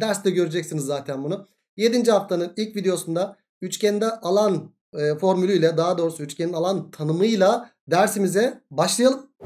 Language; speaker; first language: Turkish; native; Turkish